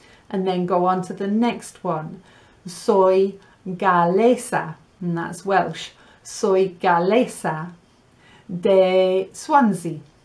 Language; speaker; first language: English; native; English